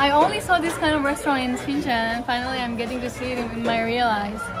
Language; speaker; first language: English; non-native, local second language; Assamese